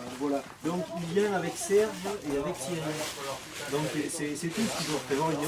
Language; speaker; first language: French; native; French